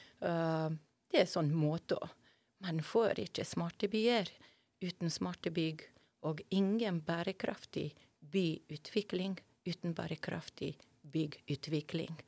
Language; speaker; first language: Norwegian; non-native, fluent; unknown